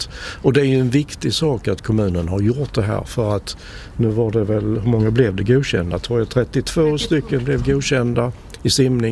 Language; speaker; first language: Swedish; native; Swedish